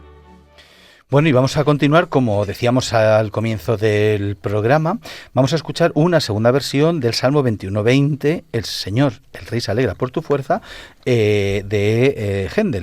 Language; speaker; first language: Spanish; native; Spanish